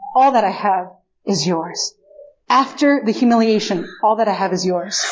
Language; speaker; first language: English; non-native, fluent; Spanish